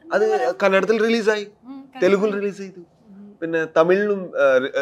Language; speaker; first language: Malayalam; non-native, learner; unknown